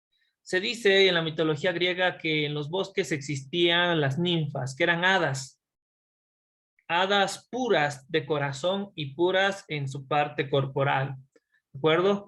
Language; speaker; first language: Spanish; native; Spanish